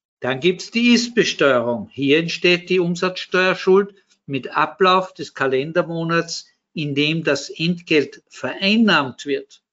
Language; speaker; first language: German; native; German